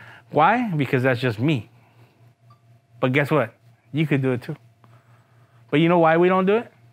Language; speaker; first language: English; early bilingual, other home language; Spanish